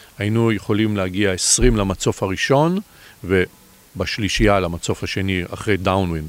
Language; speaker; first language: Hebrew; native; Hebrew